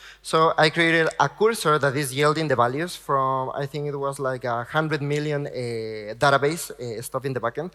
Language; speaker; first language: English; non-native, fluent; Spanish